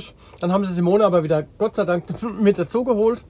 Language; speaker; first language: German; native; German